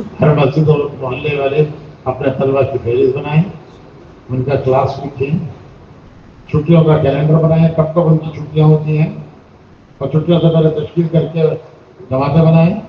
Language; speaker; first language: Urdu; native; Urdu